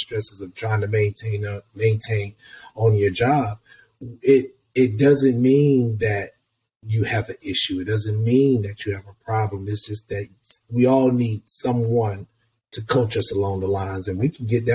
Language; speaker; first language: English; native; English